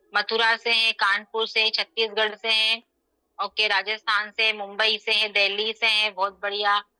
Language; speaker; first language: Hindi; native; Hindi